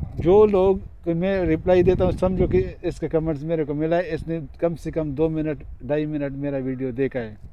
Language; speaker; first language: Urdu; non-native, local second language; Pashto